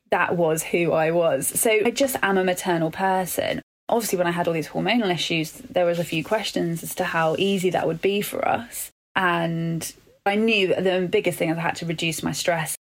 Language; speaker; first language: English; native; English